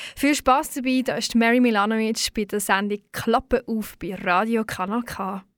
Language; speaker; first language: German; early bilingual, other home language; Swiss German